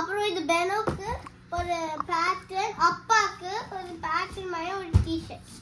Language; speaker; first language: Tamil; early bilingual, heritage; Tamil